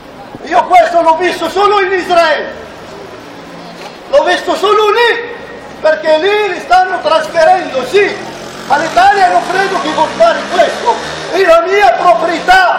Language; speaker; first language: Italian; non-native, fluent; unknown